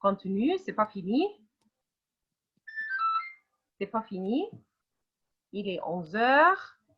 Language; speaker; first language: French; non-native, fluent; Arabic